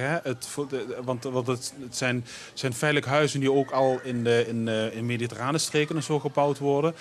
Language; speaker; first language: Dutch; native; Dutch